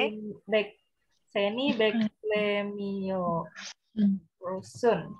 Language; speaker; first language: Turkish; non-native, learner; Indonesian